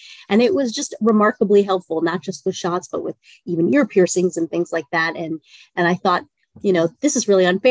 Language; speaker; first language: English; native; English